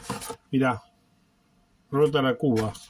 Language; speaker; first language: Spanish; native; Spanish